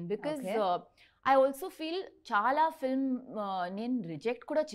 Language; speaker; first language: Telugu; non-native, learner; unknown